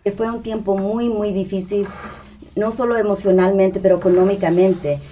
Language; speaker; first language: Spanish; early bilingual, heritage; Spanish